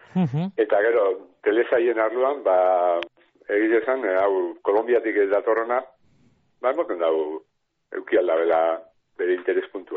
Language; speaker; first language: Basque; native; Basque